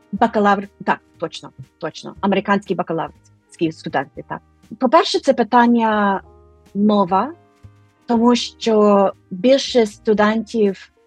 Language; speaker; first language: Ukrainian; non-native, fluent; English